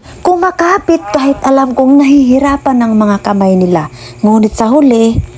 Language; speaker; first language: Filipino; native; Filipino